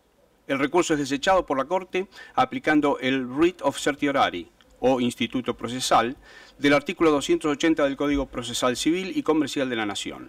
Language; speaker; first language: Spanish; native; Spanish